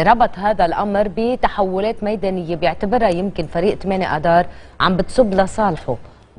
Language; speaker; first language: Arabic; native; Arabic